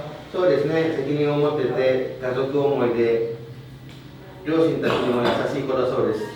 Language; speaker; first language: Japanese; non-native, fluent; Indonesian